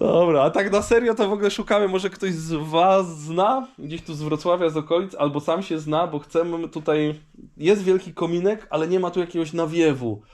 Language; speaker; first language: Polish; native; Polish